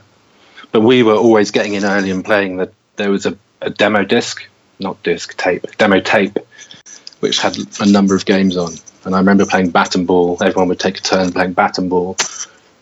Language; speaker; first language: English; native; English